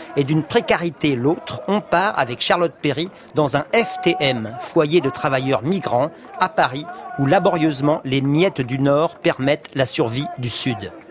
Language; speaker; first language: French; native; French